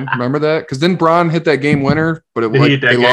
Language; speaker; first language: English; native; English